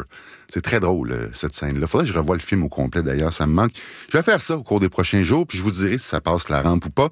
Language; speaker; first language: French; native; French